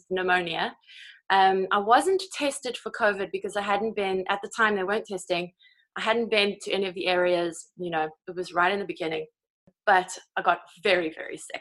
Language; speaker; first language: English; native; English